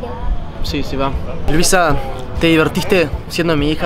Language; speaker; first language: Spanish; native; Spanish